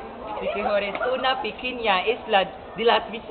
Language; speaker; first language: Spanish; non-native, learner; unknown